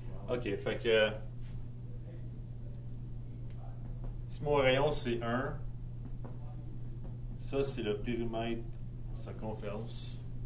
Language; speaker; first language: French; native; French